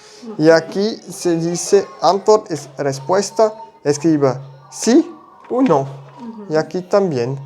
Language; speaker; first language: Spanish; non-native, learner; German